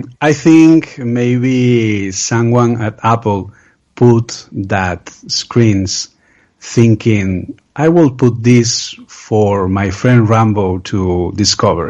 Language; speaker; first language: English; non-native, learner; Spanish